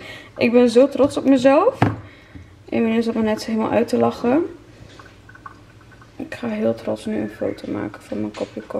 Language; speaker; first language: Dutch; native; Dutch